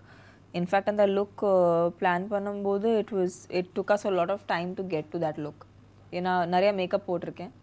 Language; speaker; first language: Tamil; non-native, fluent; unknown